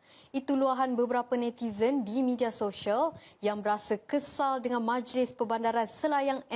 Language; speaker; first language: Malay; native; Malay